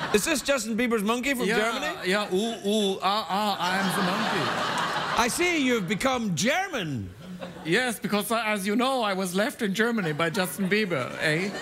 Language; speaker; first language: English; native; English